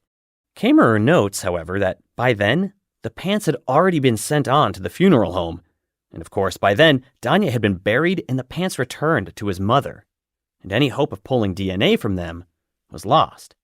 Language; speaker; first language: English; native; English